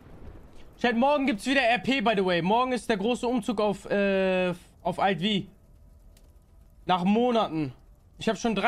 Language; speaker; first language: German; native; German